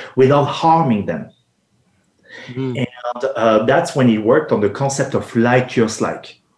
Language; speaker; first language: English; non-native, fluent; French